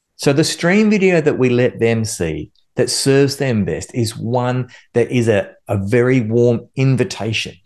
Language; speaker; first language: English; native; English